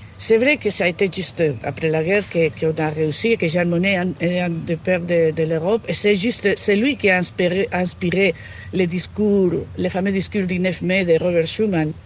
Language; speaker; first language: French; non-native, fluent; Spanish